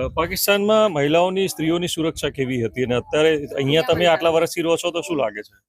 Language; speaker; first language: Gujarati; native; Gujarati